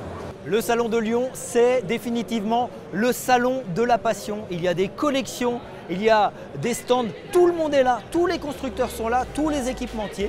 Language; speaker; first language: French; native; French